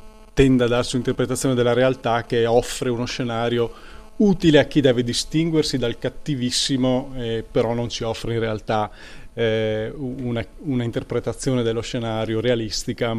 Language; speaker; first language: Italian; native; Italian